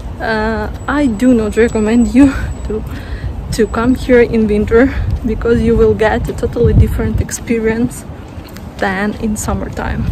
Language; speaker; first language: English; non-native, fluent; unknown